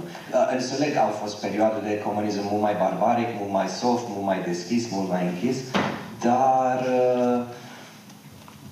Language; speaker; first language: Romanian; non-native, fluent; English